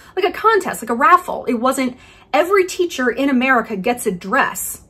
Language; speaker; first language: English; native; English